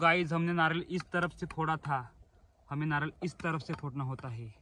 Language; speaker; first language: Hindi; non-native, local second language; Marathi